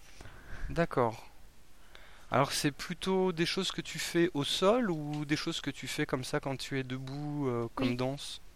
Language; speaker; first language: French; native; French